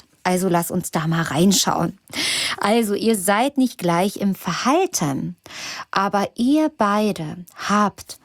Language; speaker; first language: German; native; German